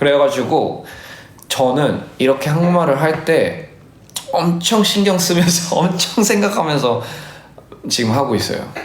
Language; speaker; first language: Korean; early bilingual, heritage; English